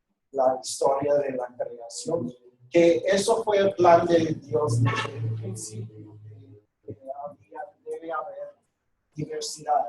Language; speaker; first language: Spanish; non-native, fluent; English